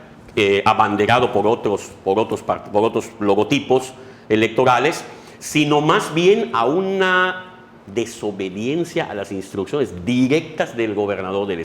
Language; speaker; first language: Spanish; native; Spanish